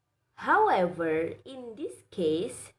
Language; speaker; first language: English; non-native, learner; Indonesian